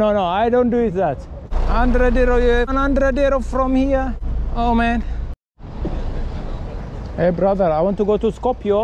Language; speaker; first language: English; non-native, learner; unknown